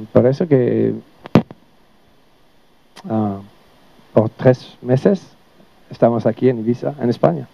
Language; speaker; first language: Spanish; non-native, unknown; French